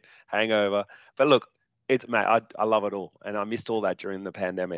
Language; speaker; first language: English; native; English